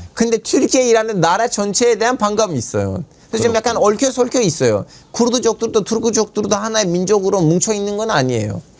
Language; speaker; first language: Korean; non-native, fluent; Kurdish